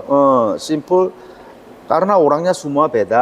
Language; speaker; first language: Indonesian; non-native, learner; Korean